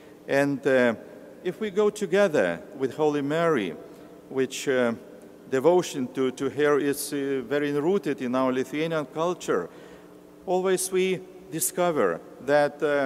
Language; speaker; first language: English; non-native, learner; Lithuanian